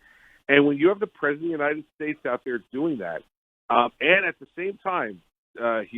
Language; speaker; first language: English; native; English